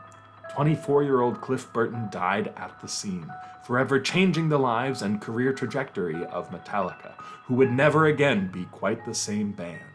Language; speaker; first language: English; native; English